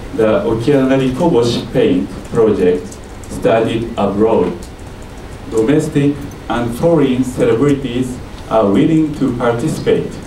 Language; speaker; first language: English; non-native, learner; Japanese